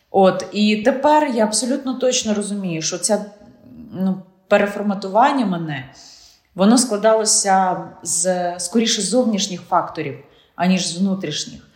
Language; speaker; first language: Ukrainian; non-native, local second language; Russian